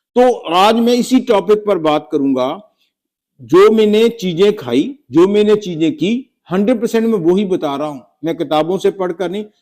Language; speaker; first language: Hindi; native; Hindi